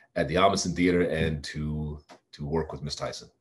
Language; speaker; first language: English; native; English